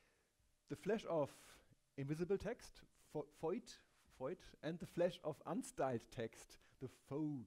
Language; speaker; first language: English; non-native, fluent; German